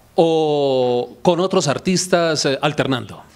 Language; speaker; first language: Spanish; native; Spanish